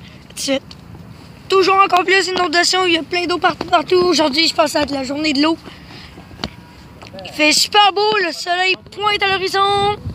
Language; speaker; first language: French; native; French